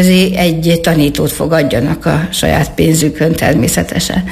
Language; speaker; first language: Hungarian; native; Hungarian